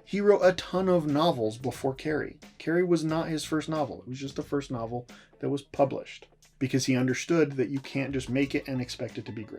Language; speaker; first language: English; native; English